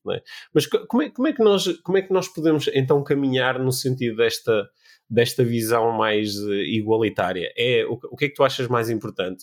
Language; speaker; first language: Portuguese; native; Portuguese